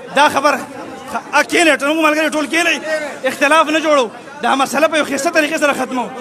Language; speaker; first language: Pashto; native; Pashto